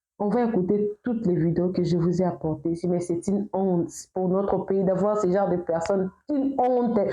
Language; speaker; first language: French; non-native, local second language; Lingala